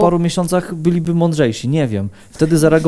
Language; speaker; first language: Polish; native; Polish